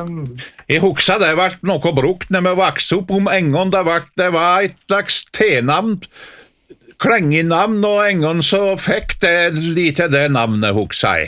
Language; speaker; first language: Norwegian; native; Norwegian